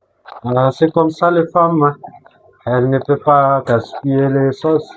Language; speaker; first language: French; non-native, local second language; Malagasy